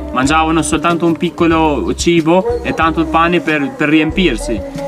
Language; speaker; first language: Italian; non-native, fluent; Albanian